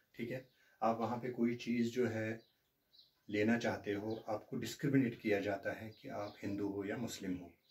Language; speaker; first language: Hindi; non-native, local second language; Kashmiri